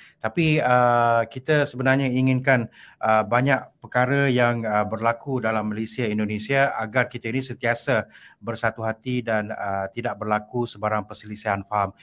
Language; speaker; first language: Malay; native; Malay